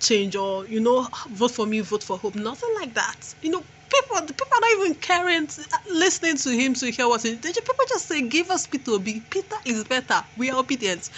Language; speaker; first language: English; non-native, local second language; Igbo